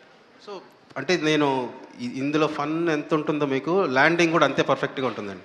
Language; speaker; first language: Telugu; native; Telugu